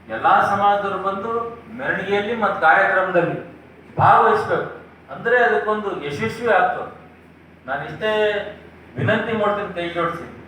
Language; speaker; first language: Kannada; native; Kannada